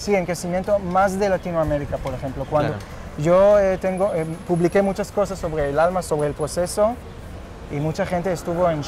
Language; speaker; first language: Spanish; non-native, fluent; Hebrew